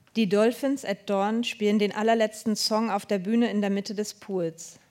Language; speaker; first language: German; native; German